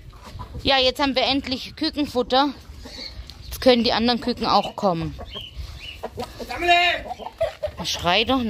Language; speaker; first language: German; native; German